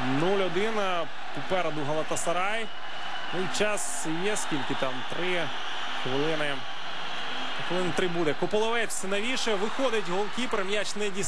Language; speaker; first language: Ukrainian; native; Ukrainian